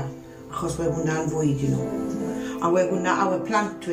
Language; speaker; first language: Welsh; native; Welsh